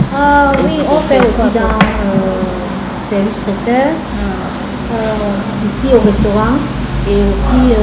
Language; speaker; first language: French; non-native, local second language; English